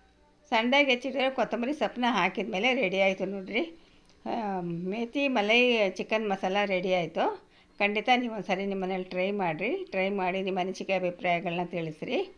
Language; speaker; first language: Kannada; native; Kannada